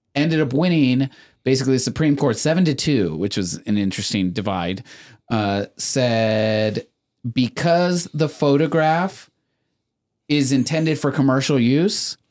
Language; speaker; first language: English; early bilingual, other home language; Spanish